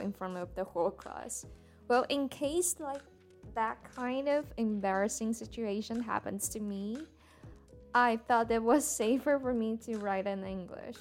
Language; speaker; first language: English; non-native, fluent; Chinese